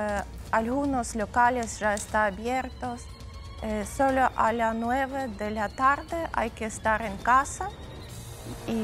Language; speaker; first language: Spanish; non-native, learner; Ukrainian